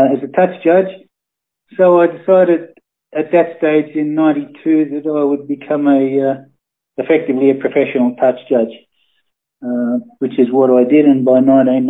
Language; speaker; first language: English; native; English